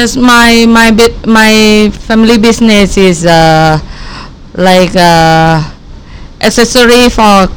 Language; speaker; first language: English; non-native, learner; Thai